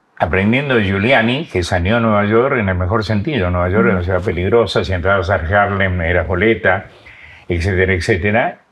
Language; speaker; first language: Spanish; native; Spanish